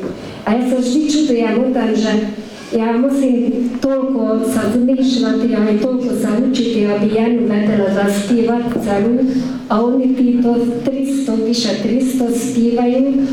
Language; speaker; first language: Slovak; early bilingual, heritage; Slovak